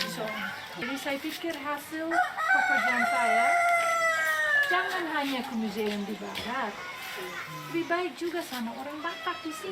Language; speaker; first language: Indonesian; non-native, fluent; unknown